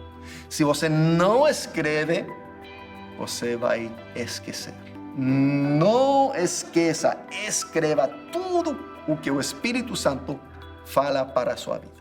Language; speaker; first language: Portuguese; non-native, fluent; English